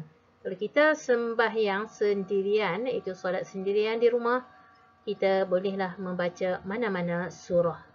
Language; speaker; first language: Malay; native; Malay